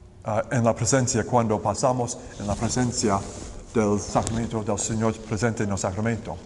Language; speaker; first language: Spanish; non-native, learner; English